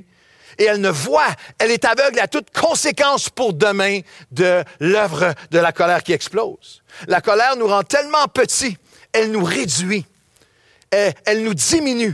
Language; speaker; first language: French; native; French